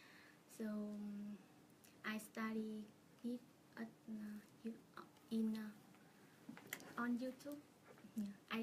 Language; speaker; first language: English; non-native, learner; Vietnamese